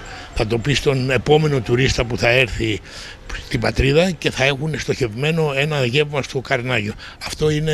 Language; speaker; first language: Greek; native; Greek